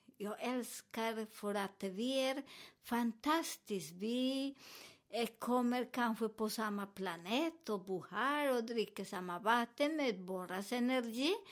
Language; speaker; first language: Swedish; non-native, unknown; Spanish